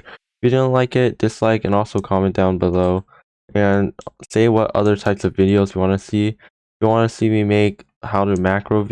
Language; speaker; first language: English; native; English